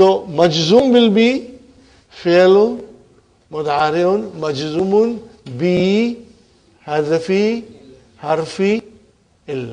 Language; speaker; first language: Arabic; non-native, fluent; Urdu